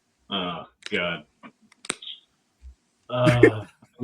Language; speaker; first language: English; native; English